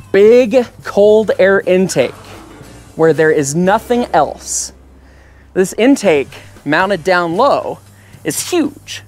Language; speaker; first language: English; native; English